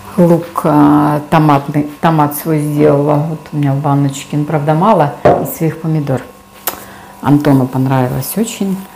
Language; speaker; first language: Russian; native; Russian